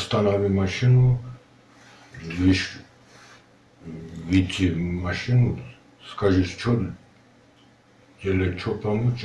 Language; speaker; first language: Russian; non-native, local second language; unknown